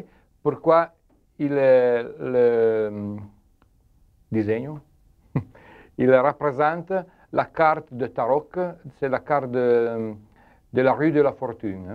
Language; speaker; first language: French; non-native, learner; Italian